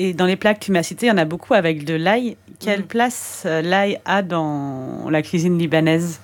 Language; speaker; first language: French; native; French